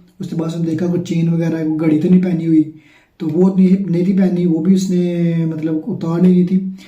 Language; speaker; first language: Urdu; non-native, local second language; Punjabi